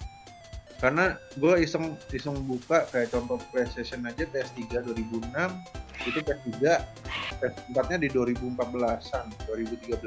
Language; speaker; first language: Indonesian; native; Indonesian